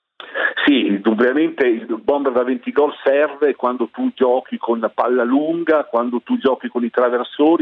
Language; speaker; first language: Italian; native; Italian